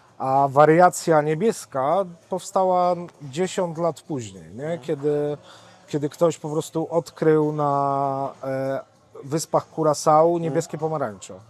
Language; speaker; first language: Polish; native; Polish